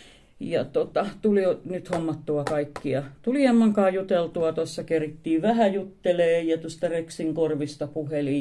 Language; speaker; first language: Finnish; native; Finnish